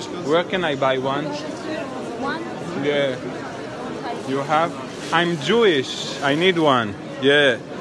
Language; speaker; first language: English; non-native, learner; Hebrew